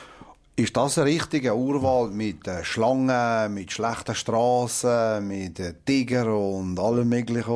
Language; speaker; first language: German; native; German